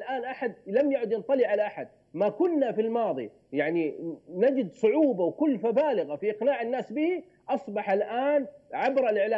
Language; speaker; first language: Arabic; native; Arabic